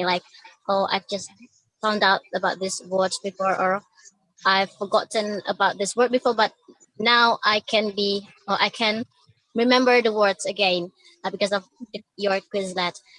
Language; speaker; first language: English; non-native, learner; Indonesian